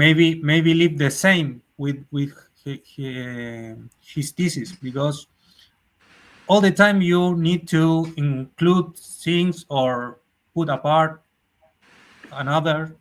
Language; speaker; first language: English; non-native, learner; Spanish